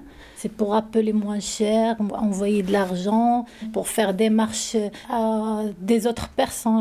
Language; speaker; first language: French; non-native, learner; Arabic